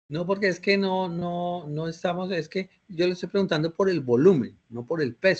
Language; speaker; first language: Spanish; native; Spanish